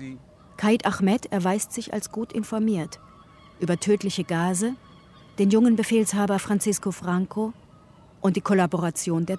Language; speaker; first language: German; native; German